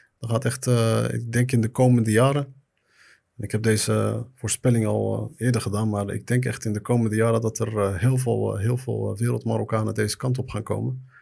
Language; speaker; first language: Dutch; early bilingual, other home language; Arabic